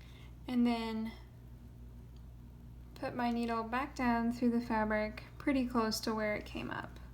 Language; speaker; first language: English; native; English